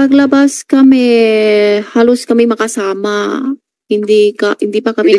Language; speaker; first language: Filipino; non-native, learner; Chinese